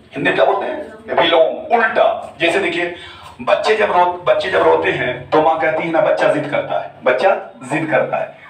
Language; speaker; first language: Urdu; native; Urdu